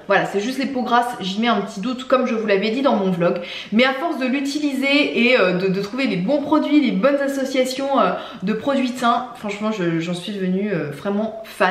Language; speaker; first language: French; native; French